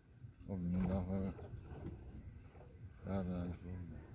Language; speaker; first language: Dutch; native; Dutch